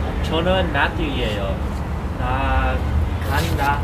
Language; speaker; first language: Korean; non-native, learner; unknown